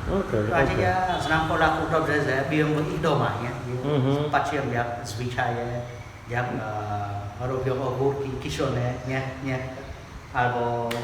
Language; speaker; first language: Polish; non-native, learner; Khmer